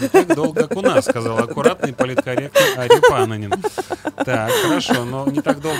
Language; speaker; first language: Russian; native; Russian